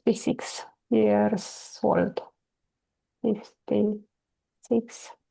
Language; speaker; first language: English; non-native, learner; Romanian